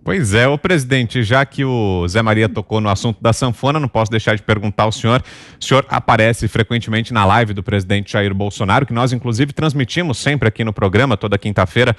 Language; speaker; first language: Portuguese; native; Portuguese